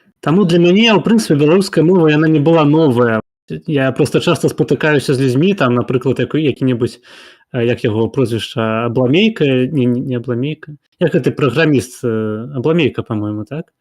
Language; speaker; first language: Belarusian; non-native, local second language; Russian